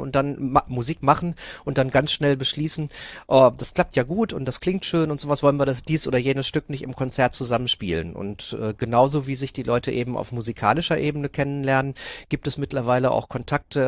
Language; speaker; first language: German; native; German